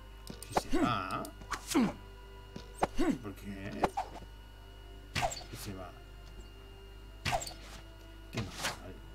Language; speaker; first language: Spanish; native; Spanish